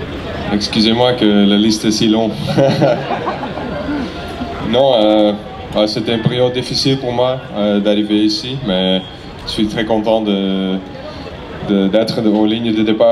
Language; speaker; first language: French; non-native, fluent; Dutch